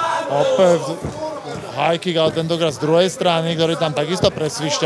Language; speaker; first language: Slovak; native; Slovak